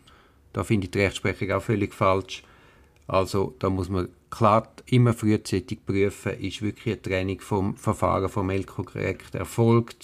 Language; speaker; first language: German; native; German